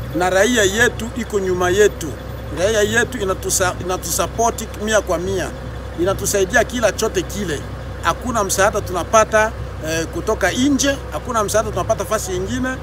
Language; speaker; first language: Swahili; native; Swahili